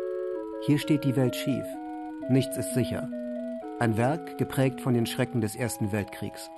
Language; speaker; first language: German; native; German